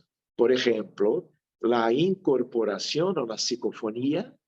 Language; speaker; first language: Spanish; non-native, fluent; Portuguese